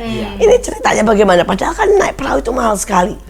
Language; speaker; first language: Indonesian; native; Indonesian